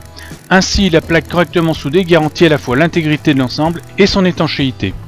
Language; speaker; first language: French; native; French